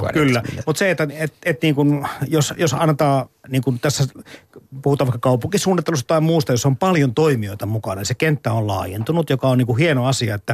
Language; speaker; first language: Finnish; native; Finnish